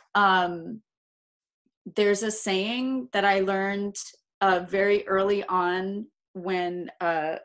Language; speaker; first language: English; native; English